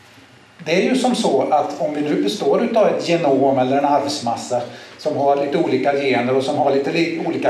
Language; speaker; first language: Swedish; native; Swedish